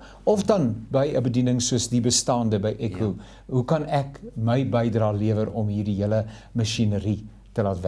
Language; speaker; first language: Afrikaans; native; Afrikaans